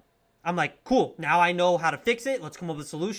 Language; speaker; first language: English; native; English